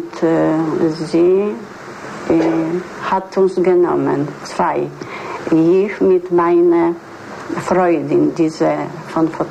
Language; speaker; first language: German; non-native, learner; Polish